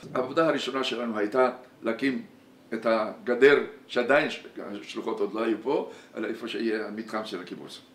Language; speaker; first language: Hebrew; non-native, fluent; Hungarian